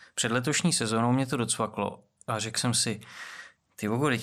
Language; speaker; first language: Czech; native; Czech